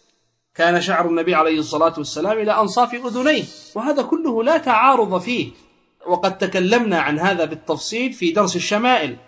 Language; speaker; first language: Arabic; native; Arabic